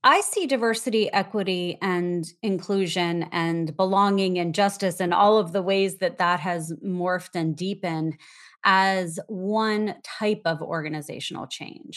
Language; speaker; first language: English; native; English